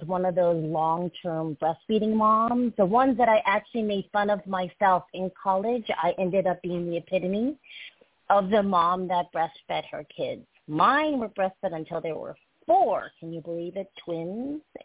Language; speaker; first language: English; early bilingual, other home language; Chinese